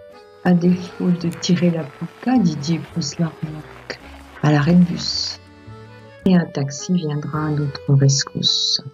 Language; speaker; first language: French; native; French